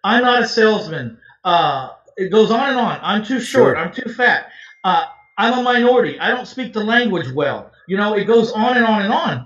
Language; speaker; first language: English; native; English